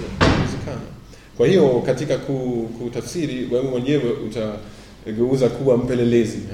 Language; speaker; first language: Swahili; non-native, fluent; German